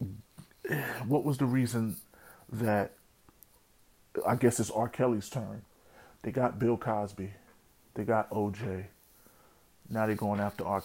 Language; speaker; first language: English; native; English